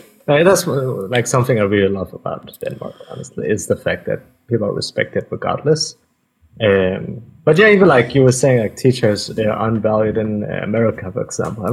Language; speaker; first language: English; non-native, fluent; Danish